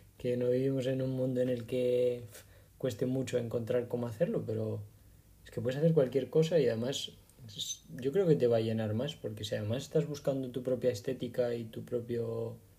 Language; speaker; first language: Spanish; native; Spanish